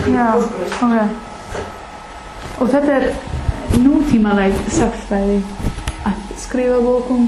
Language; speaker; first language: Icelandic; non-native, learner; English